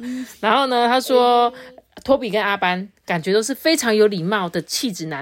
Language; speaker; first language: Chinese; native; Chinese